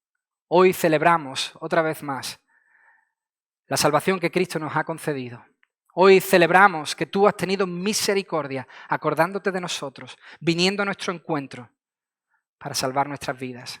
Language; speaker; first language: Spanish; native; Spanish